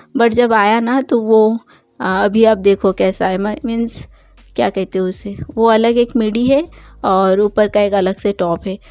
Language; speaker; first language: Hindi; non-native, local second language; Bangla